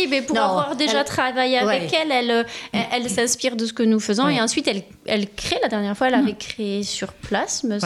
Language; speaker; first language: French; native; French